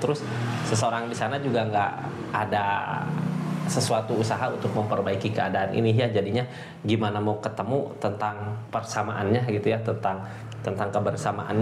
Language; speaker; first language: Indonesian; native; Indonesian